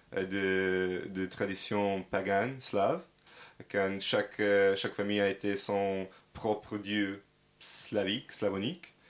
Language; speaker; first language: French; non-native, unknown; Serbian